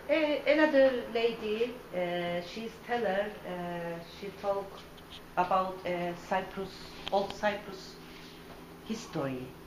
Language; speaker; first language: English; non-native, learner; Turkish